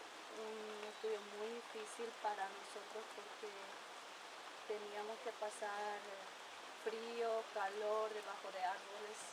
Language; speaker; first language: Spanish; non-native, local second language; Guarani